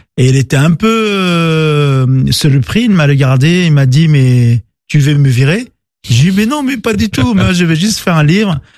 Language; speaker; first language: French; non-native, local second language; Arabic